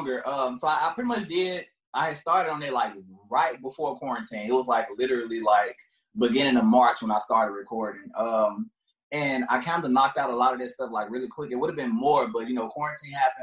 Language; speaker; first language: English; native; English